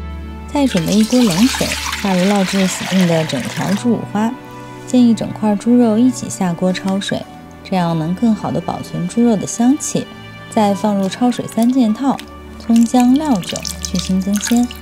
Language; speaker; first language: Chinese; native; Chinese